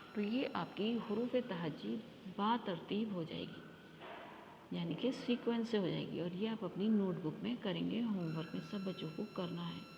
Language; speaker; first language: Hindi; native; Hindi